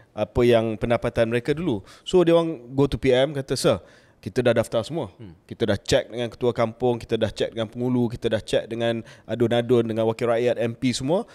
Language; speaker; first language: Malay; native; Malay